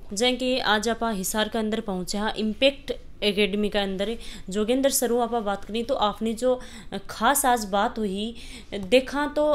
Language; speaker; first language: Hindi; native; Hindi